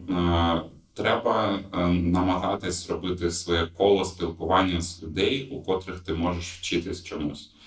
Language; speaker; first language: Ukrainian; non-native, local second language; Russian